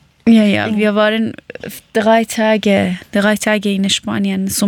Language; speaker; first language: German; non-native, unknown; Persian